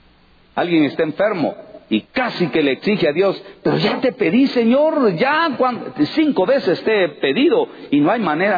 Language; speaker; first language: Spanish; native; Spanish